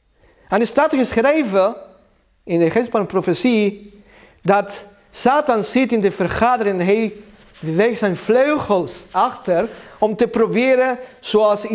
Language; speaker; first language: Dutch; non-native, learner; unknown